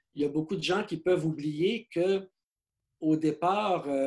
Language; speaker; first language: French; native; French